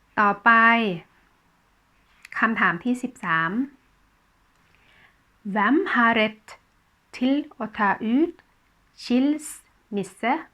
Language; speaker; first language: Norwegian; non-native, fluent; Thai